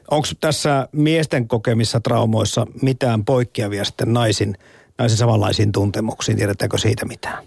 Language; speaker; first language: Finnish; native; Finnish